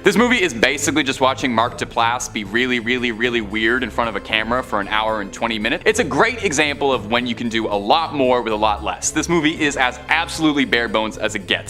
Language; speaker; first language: English; native; English